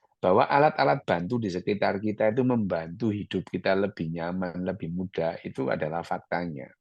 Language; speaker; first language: Indonesian; early bilingual, other home language; Arabic